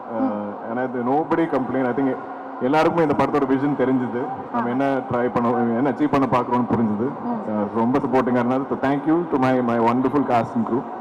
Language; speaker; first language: Tamil; non-native, local second language; Malayalam